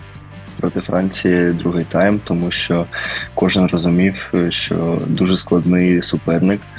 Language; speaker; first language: Ukrainian; early bilingual, heritage; Ukrainian